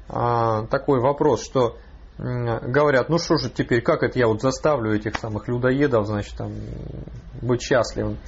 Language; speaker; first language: Russian; native; Russian